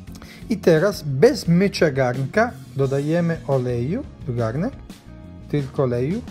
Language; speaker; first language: Polish; non-native, learner; Italian